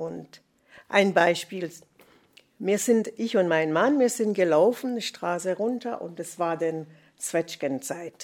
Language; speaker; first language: German; non-native, fluent; English